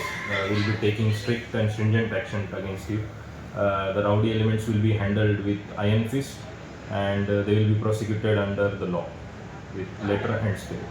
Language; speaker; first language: English; non-native, local second language; Marathi